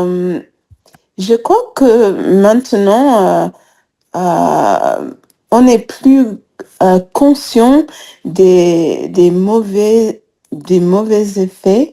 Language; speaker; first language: French; non-native, fluent; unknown